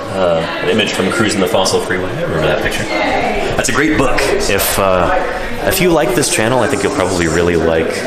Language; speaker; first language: English; native; English